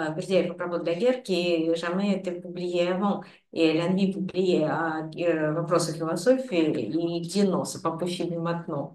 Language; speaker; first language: French; non-native, fluent; Russian